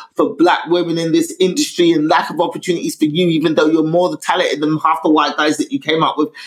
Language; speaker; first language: English; native; English